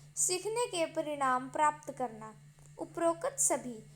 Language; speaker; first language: Hindi; non-native, local second language; Punjabi